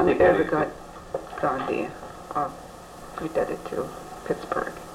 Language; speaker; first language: Swedish; early bilingual, heritage; Swedish